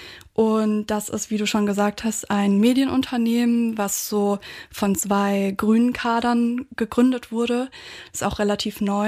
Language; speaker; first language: German; native; German